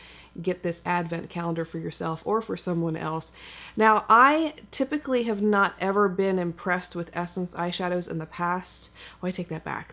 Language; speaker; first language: English; native; English